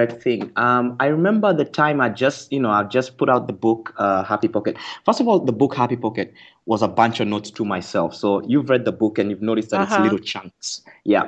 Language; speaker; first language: English; non-native, local second language; Kikuyu